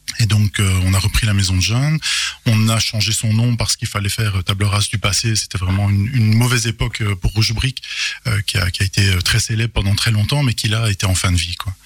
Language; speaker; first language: French; native; French